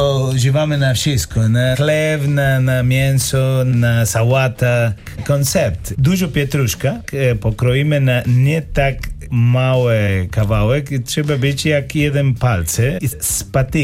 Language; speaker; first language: Polish; non-native, learner; Spanish